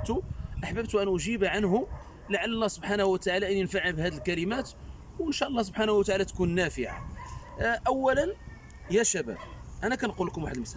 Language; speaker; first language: Arabic; native; Arabic